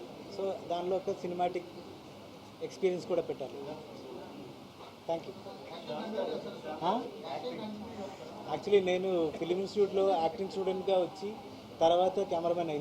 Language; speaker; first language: Telugu; non-native, learner; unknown